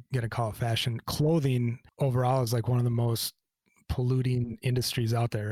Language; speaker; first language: English; native; English